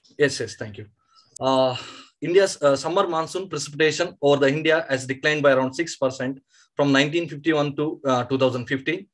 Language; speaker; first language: English; non-native, local second language; Kannada